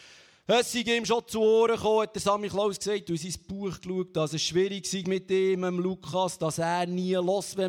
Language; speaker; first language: German; native; German